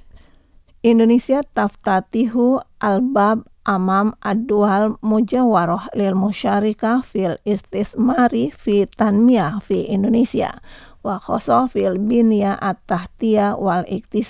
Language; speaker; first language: Arabic; non-native, fluent; Indonesian